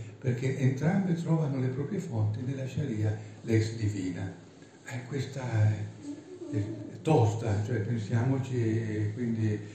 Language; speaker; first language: Italian; native; Italian